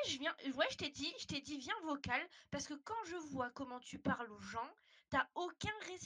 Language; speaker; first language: French; native; French